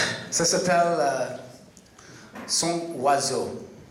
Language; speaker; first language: French; non-native, learner; English